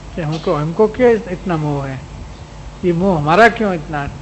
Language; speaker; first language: Hindi; non-native, local second language; Gujarati